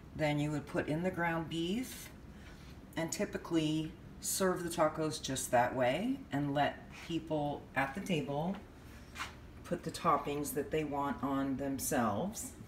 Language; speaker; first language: English; native; English